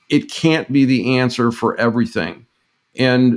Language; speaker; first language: English; native; English